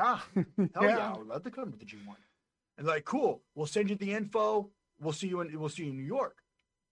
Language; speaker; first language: English; native; English